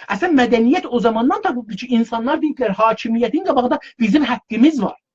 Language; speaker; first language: Azerbaijani; native; Azerbaijani